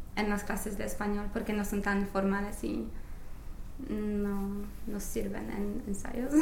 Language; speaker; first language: Spanish; non-native, fluent; English